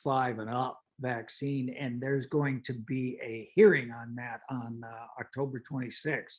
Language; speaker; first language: English; native; English